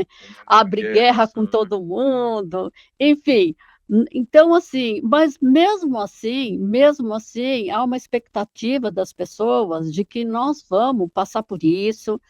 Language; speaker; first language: Portuguese; native; Portuguese